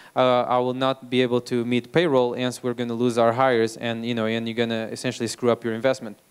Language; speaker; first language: English; non-native, fluent; Portuguese